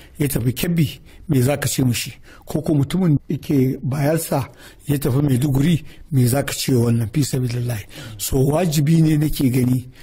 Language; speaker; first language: Hausa; native; Hausa